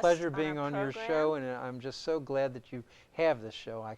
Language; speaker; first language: English; native; English